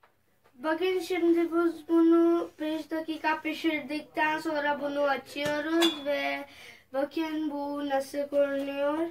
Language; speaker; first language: Turkish; non-native, learner; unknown